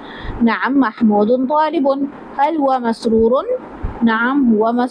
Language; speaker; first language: Arabic; non-native, fluent; Urdu